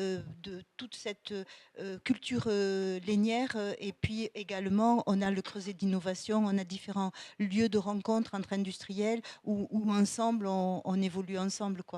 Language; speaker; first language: French; native; French